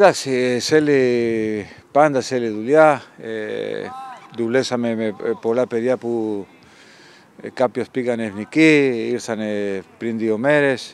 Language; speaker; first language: Greek; non-native, fluent; Spanish